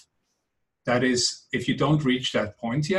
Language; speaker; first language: English; non-native, fluent; Dutch